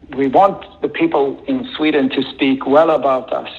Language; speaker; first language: English; non-native, fluent; Swedish